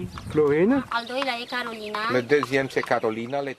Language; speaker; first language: French; non-native, learner; Romanian